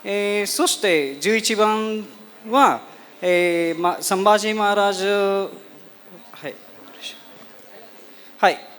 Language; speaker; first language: Japanese; non-native, fluent; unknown